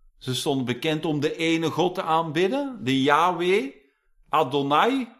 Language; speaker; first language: Dutch; non-native, fluent; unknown